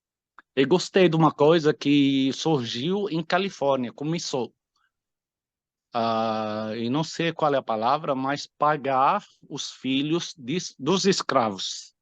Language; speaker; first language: Portuguese; non-native, fluent; Arabic